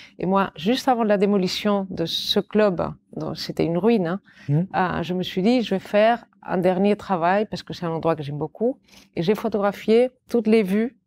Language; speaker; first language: French; non-native, fluent; Catalan